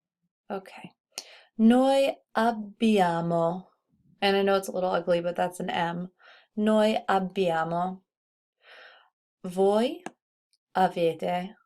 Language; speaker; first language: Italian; non-native, fluent; English